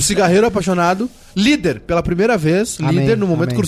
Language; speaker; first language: Portuguese; native; Portuguese